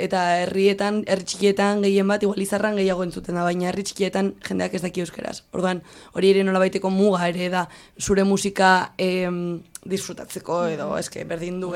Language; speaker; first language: Basque; non-native, local second language; Spanish